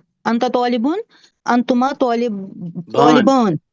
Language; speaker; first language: Arabic; non-native, learner; Urdu